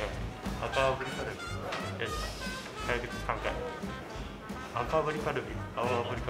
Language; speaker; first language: Japanese; native; Japanese